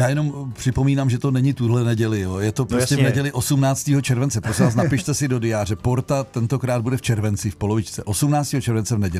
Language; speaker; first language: Czech; native; Czech